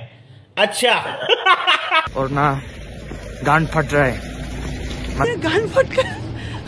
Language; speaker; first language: Hindi; non-native, learner; Bangla